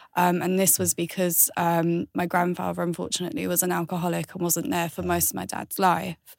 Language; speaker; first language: English; native; English